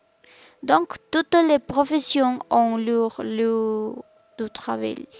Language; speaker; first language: French; non-native, learner; Spanish